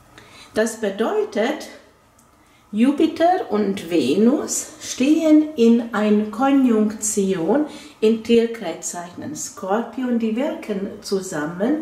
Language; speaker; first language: German; non-native, fluent; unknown